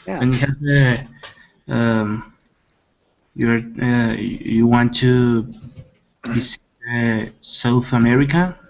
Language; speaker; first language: English; non-native, learner; Spanish